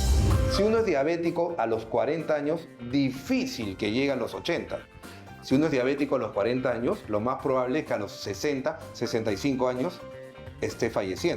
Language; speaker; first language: Spanish; native; Spanish